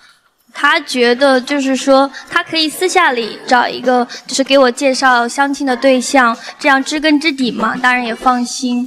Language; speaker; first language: Chinese; native; Chinese